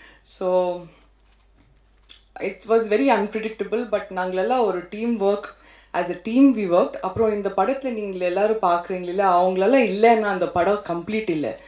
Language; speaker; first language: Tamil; non-native, fluent; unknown